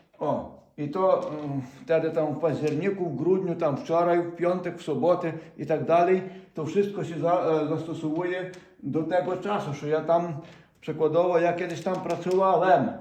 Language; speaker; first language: Polish; non-native, fluent; Ukrainian